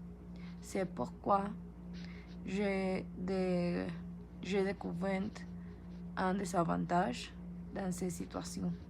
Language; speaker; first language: French; non-native, learner; Spanish